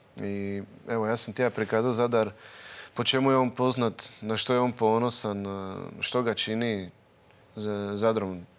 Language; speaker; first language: Croatian; native; Croatian